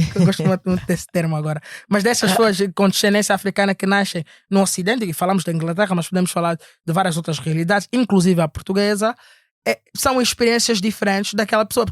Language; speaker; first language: Portuguese; native; Portuguese